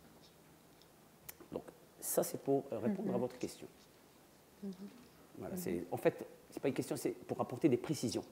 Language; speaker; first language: French; non-native, local second language; Arabic